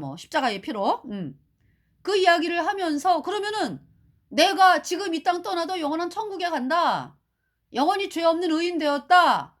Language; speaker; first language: Korean; native; Korean